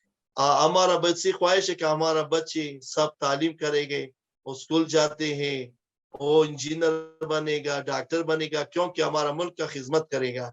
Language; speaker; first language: Hindi; non-native, fluent; Pashto